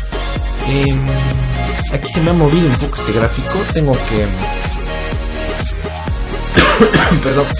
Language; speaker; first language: Spanish; native; Spanish